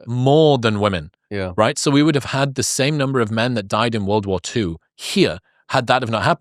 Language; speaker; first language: English; native; English